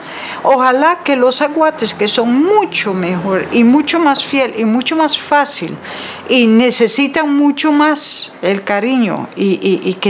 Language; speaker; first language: Spanish; non-native, fluent; Dutch